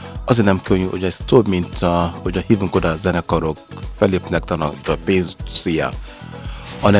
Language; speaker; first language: Hungarian; non-native, learner; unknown